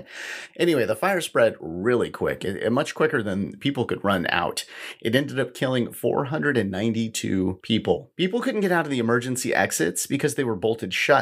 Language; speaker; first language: English; native; English